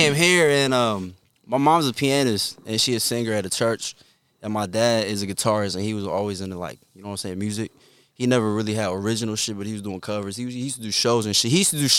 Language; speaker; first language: English; early bilingual, other home language; Korean